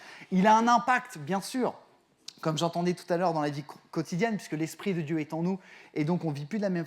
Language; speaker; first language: French; native; French